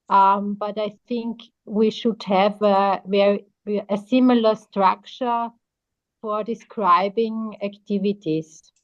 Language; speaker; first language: English; non-native, fluent; German